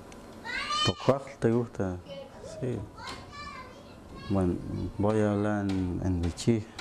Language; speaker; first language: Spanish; non-native, local second language; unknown